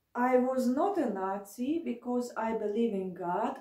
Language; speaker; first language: English; non-native, learner; German